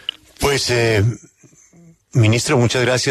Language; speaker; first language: Spanish; native; Spanish